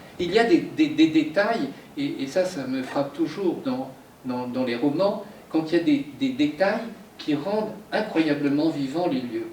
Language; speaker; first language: French; native; French